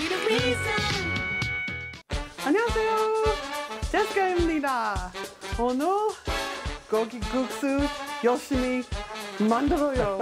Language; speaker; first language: Korean; non-native, learner; English